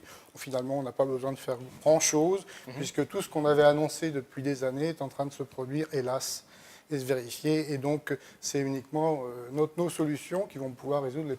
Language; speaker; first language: French; native; French